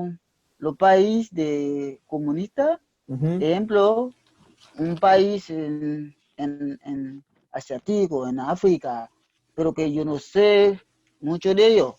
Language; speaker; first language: Spanish; non-native, learner; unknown